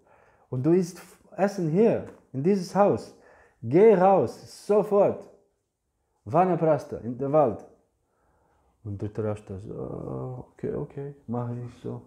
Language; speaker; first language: German; non-native, fluent; English